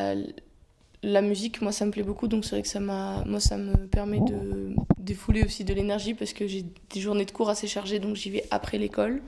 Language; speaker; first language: French; native; French